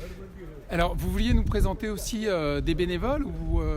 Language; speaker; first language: French; native; French